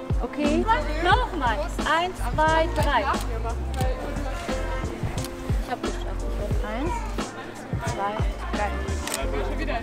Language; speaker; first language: German; non-native, learner; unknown